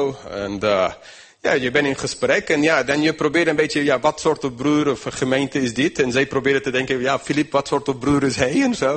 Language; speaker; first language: Dutch; non-native, fluent; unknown